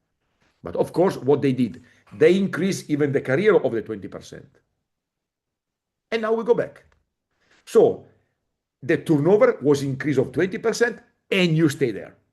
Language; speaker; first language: English; non-native, fluent; Italian